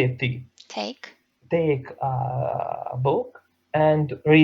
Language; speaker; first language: English; non-native, learner; Serbian